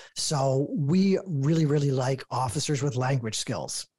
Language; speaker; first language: English; native; English